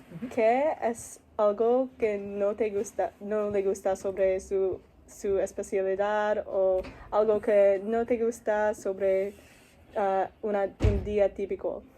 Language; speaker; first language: Spanish; non-native, learner; English